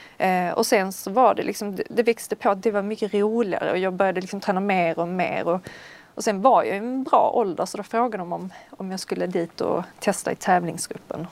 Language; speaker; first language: Swedish; native; Swedish